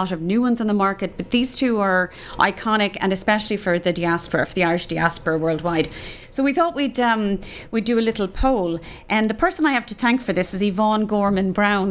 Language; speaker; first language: English; native; English